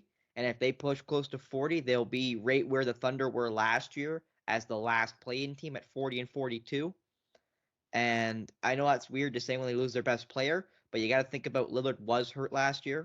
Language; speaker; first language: English; native; English